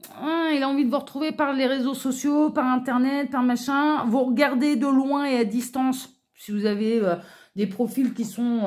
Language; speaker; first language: French; native; French